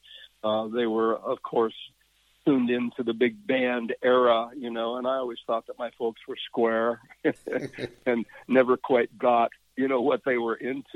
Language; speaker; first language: English; native; English